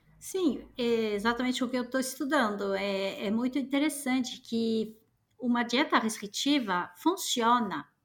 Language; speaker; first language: Portuguese; non-native, fluent; French